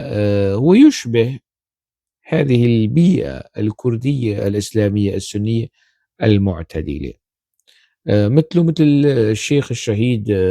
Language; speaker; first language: Arabic; non-native, local second language; Kurdish